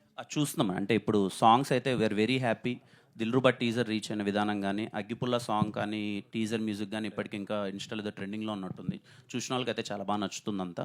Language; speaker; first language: Telugu; native; Telugu